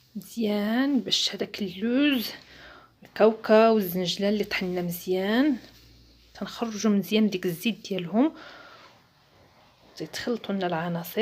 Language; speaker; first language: Arabic; native; Arabic